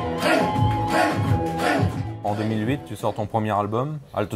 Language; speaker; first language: French; native; French